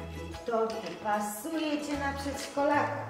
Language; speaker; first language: Polish; native; Polish